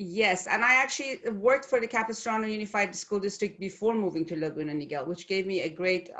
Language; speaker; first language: English; non-native, fluent; Persian